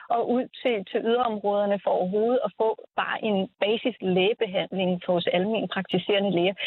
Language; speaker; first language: Danish; native; Danish